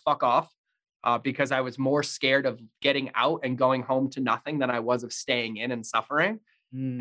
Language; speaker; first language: English; native; English